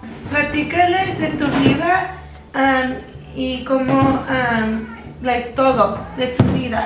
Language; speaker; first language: Spanish; early bilingual, heritage; Spanish